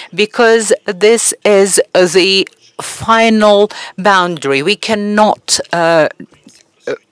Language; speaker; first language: English; non-native, fluent; Persian